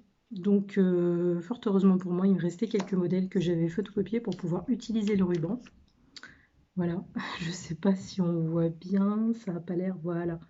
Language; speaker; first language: French; native; French